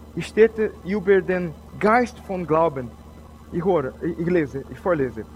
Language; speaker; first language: German; non-native, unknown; Portuguese